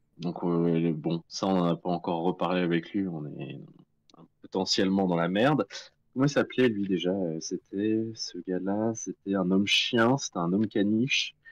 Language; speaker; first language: French; native; French